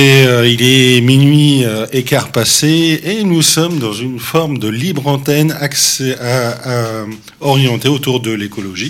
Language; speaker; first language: French; native; French